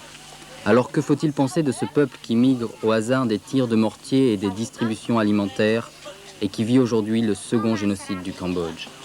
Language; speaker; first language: French; native; French